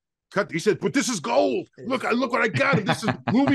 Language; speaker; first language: English; native; English